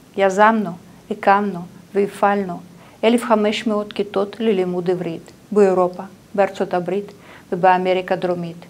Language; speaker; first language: Hebrew; non-native, fluent; Russian